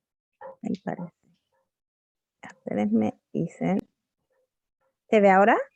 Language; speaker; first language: Spanish; native; Spanish